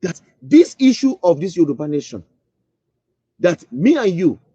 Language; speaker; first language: English; non-native, local second language; Yoruba